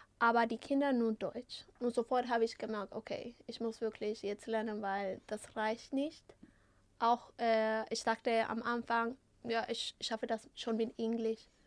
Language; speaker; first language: German; non-native, fluent; Spanish